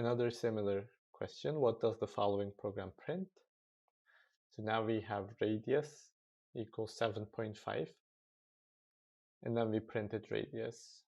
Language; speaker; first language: English; non-native, fluent; Turkish